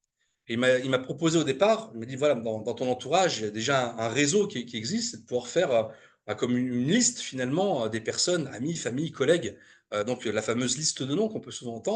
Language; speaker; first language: French; native; French